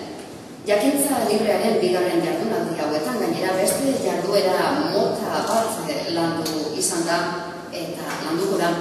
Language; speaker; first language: Basque; native; Basque